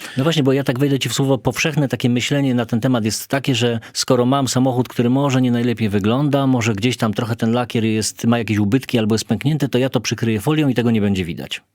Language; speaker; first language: Polish; native; Polish